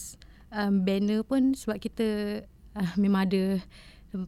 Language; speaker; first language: English; non-native, local second language; Malay